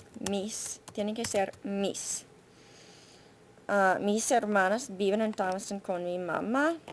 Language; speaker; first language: Spanish; non-native, fluent; English